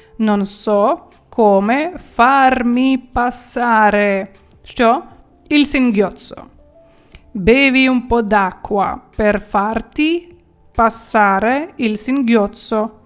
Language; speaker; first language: Italian; non-native, fluent; Ukrainian